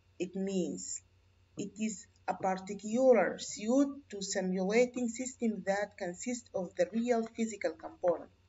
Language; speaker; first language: English; non-native, fluent; Arabic